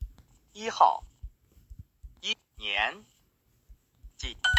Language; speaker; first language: Chinese; non-native, learner; English